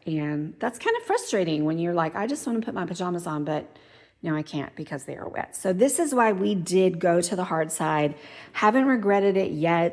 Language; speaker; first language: English; native; English